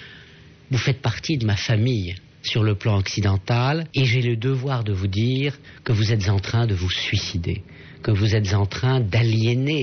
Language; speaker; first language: French; native; French